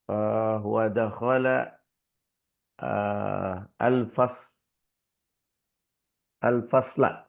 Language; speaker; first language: Arabic; non-native, learner; Indonesian